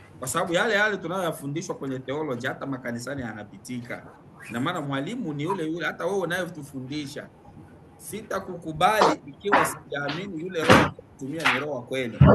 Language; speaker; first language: Swahili; native; Swahili